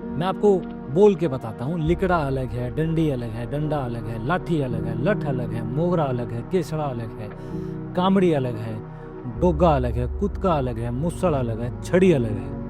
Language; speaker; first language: Hindi; native; Hindi